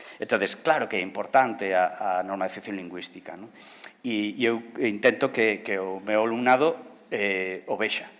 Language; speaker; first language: Galician; non-native, local second language; Spanish